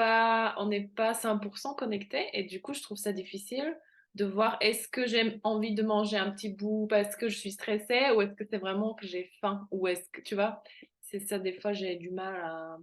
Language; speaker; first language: French; non-native, fluent; Slovak